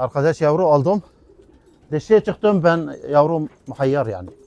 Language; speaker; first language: Turkish; non-native, learner; Arabic